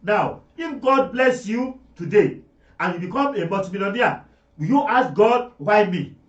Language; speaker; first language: English; non-native, local second language; Yoruba